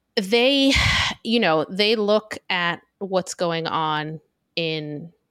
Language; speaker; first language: English; early bilingual, other home language; Hebrew